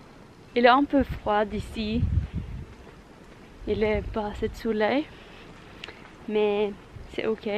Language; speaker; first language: French; non-native, learner; Norwegian